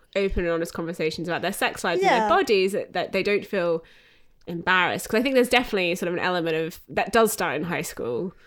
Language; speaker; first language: English; native; English